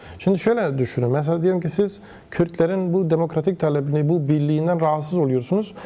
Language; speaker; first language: Turkish; non-native, local second language; Kurdish